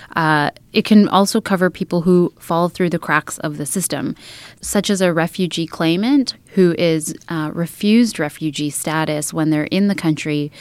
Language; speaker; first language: English; native; English